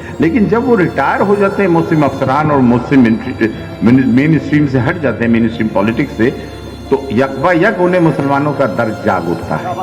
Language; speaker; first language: Urdu; native; Urdu